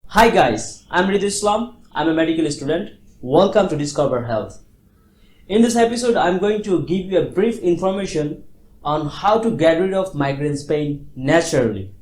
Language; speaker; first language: English; non-native, local second language; Bangla